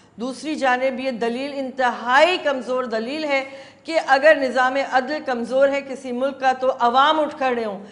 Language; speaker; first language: Urdu; native; Urdu